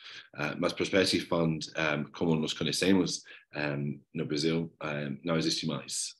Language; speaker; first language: Portuguese; non-native, fluent; English